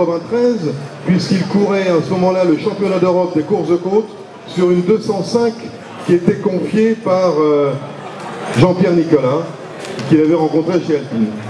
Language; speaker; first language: French; native; French